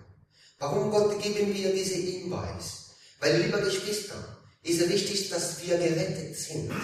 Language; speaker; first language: German; non-native, learner; Italian